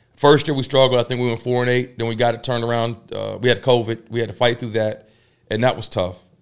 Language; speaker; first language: English; native; English